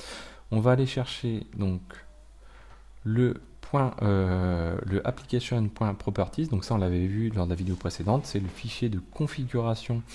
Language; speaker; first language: French; native; French